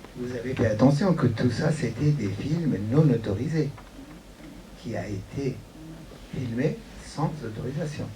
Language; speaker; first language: French; non-native, fluent; Persian